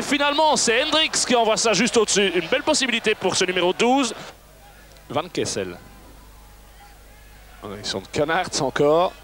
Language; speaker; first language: French; native; French